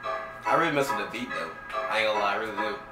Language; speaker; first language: English; native; English